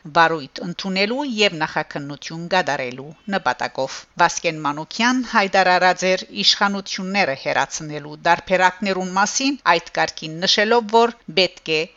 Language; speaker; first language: Armenian; early bilingual, heritage; Armenian